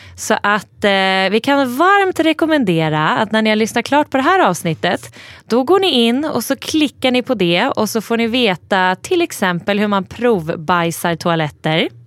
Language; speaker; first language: Swedish; early bilingual, other home language; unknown